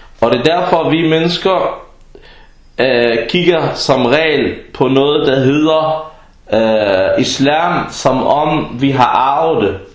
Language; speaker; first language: Danish; early bilingual, other home language; Arabic